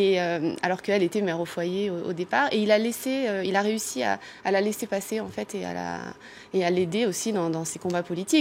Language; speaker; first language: French; native; French